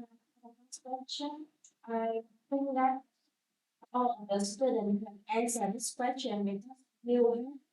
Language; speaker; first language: English; non-native, learner; Vietnamese